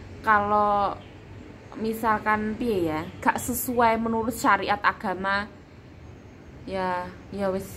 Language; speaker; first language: Indonesian; non-native, local second language; Javanese